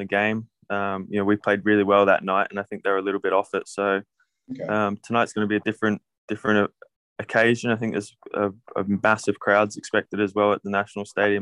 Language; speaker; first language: English; native; English